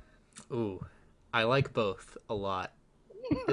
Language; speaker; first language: English; native; English